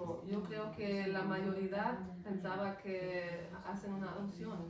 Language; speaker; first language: Spanish; non-native, fluent; German